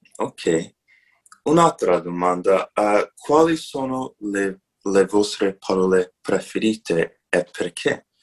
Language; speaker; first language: Italian; non-native, learner; English